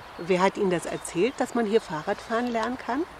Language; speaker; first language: German; native; German